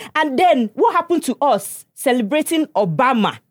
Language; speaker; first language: English; non-native, local second language; Igbo